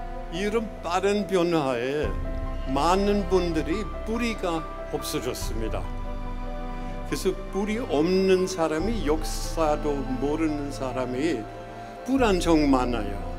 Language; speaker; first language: Korean; non-native, fluent; German